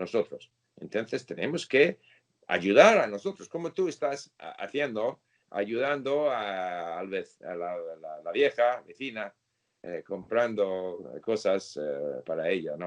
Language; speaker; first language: Spanish; non-native, fluent; English